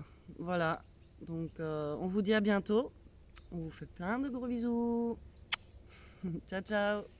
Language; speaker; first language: French; native; French